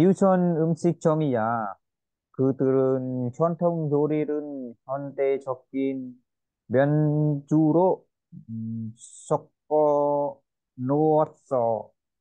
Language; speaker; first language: Korean; non-native, learner; Vietnamese